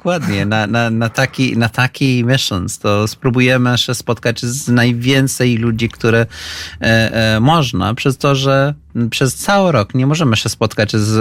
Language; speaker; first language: Polish; non-native, fluent; Arabic